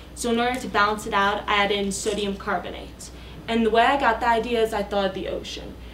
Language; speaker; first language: English; native; English